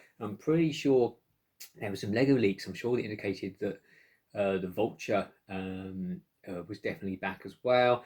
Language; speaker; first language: English; native; English